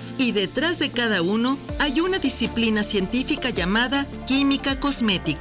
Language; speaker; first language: Spanish; native; Spanish